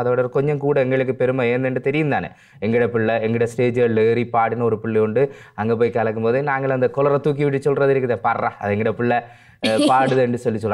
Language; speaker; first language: Tamil; native; Tamil